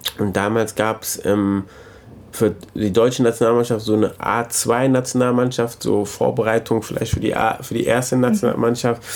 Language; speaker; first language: German; early bilingual, other home language; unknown